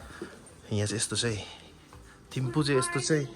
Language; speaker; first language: Nepali; non-native, local second language; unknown